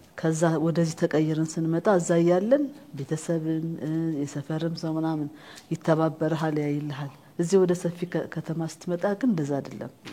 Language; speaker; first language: Amharic; native; Amharic